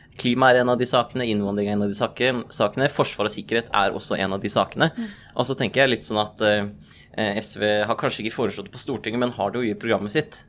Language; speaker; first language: Norwegian; native; Norwegian